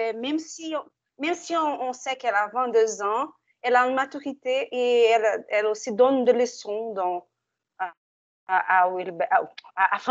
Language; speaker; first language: French; non-native, learner; Portuguese